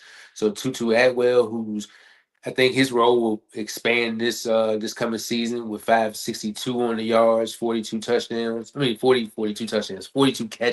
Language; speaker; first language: English; native; English